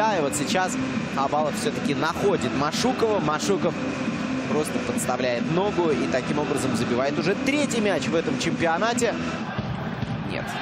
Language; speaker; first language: Russian; native; Russian